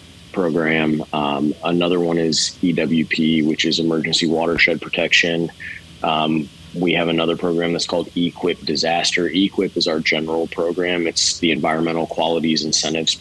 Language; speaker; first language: English; native; English